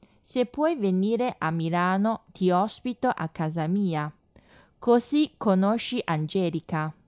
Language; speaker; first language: Italian; non-native, fluent; Chinese